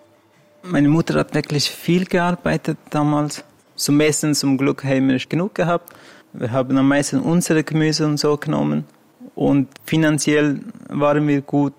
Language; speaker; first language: German; non-native, fluent; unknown